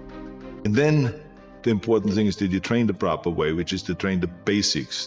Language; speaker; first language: English; non-native, fluent; German